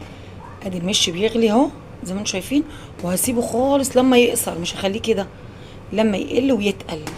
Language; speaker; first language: Arabic; native; Arabic